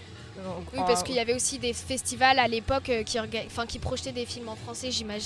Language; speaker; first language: French; native; French